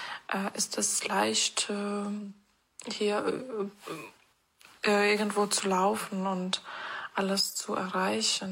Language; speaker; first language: German; non-native, fluent; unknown